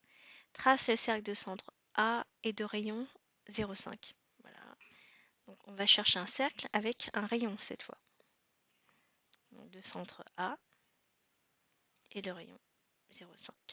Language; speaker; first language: French; native; French